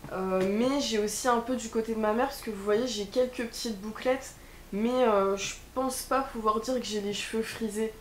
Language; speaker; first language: French; native; French